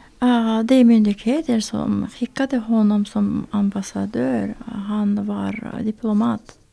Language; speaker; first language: Swedish; non-native, learner; Azerbaijani